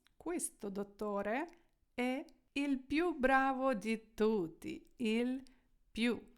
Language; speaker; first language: Italian; non-native, fluent; Ukrainian